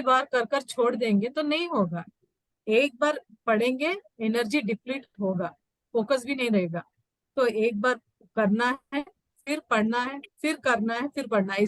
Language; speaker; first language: Hindi; native; Hindi